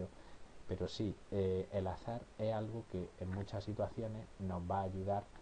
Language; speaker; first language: Spanish; native; Spanish